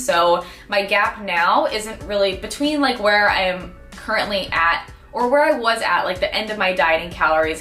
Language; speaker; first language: English; native; English